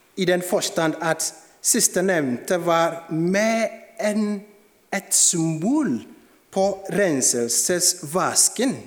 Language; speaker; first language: Norwegian; non-native, fluent; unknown